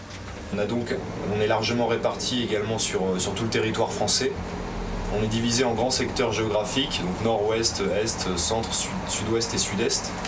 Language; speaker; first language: French; non-native, fluent; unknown